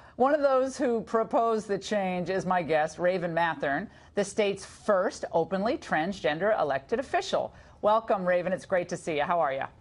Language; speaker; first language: English; native; English